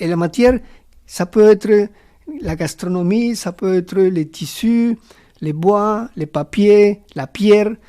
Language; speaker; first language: French; non-native, fluent; Spanish